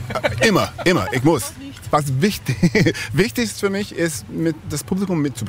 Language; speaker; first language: German; non-native, learner; English